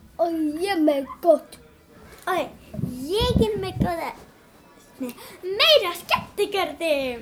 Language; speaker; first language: Icelandic; early bilingual, other home language; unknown